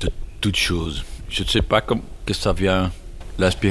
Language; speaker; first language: French; non-native, learner; Dutch